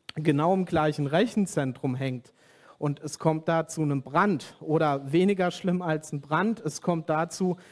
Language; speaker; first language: German; native; German